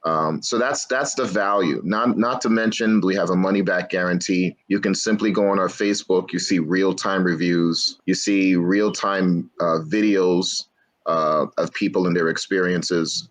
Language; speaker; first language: English; native; English